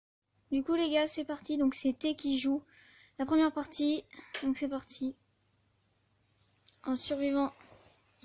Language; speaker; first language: French; native; French